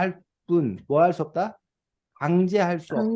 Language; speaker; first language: Korean; native; Korean